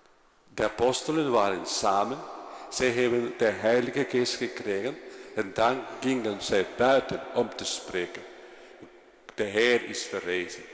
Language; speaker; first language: Dutch; non-native, fluent; Spanish